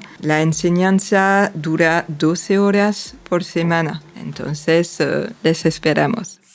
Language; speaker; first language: Spanish; non-native, fluent; French